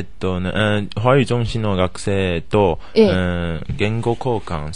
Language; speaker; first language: Japanese; non-native, learner; Chinese